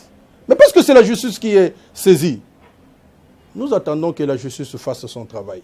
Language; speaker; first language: French; non-native, local second language; Lingala